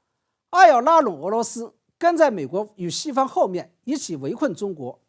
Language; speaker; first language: Chinese; native; Chinese